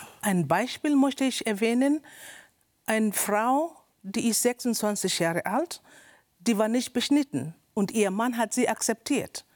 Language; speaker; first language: German; non-native, learner; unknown